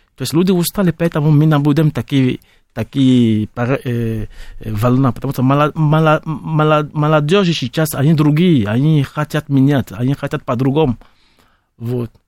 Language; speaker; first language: Russian; non-native, fluent; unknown